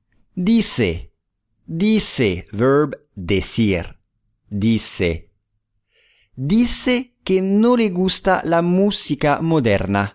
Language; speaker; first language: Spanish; non-native, fluent; English